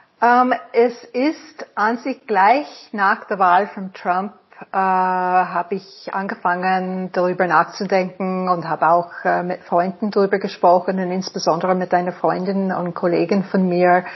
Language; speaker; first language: German; non-native, fluent; English